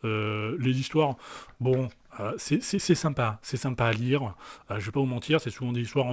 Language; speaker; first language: French; native; French